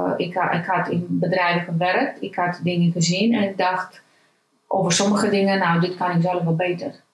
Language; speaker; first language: Dutch; non-native, fluent; Romanian